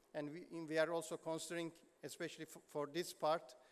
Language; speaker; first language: English; non-native, fluent; Turkish